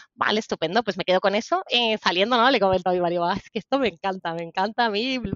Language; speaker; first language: Spanish; native; Spanish